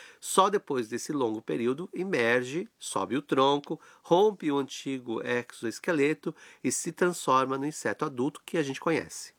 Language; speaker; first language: Portuguese; native; Portuguese